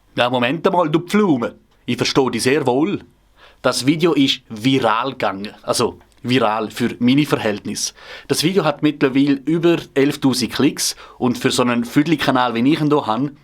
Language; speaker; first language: German; non-native, local second language; Romansh